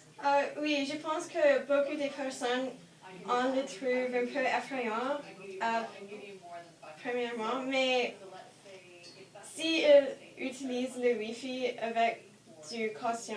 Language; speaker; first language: French; non-native, learner; English